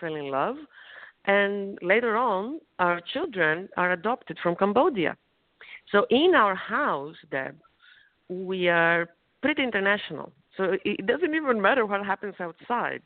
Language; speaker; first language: English; non-native, fluent; Greek